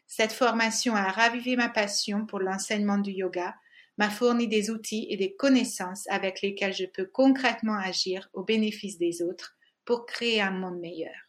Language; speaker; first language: French; non-native, fluent; Hungarian